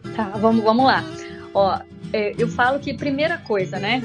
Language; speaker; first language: Portuguese; native; Portuguese